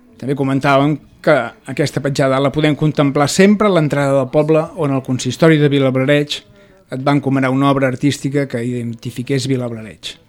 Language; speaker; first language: Catalan; native; Catalan